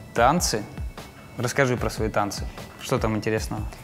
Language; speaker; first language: Russian; native; Russian